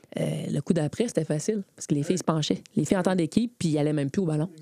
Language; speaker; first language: French; native; French